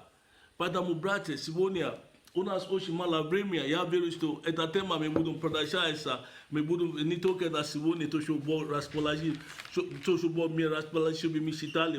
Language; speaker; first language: Russian; non-native, fluent; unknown